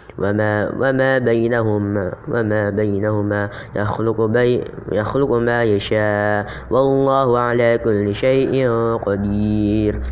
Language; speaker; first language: Arabic; non-native, learner; Indonesian